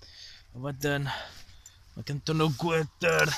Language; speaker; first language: Welsh; non-native, learner; English